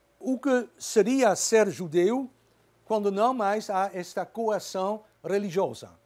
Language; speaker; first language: Portuguese; non-native, fluent; Dutch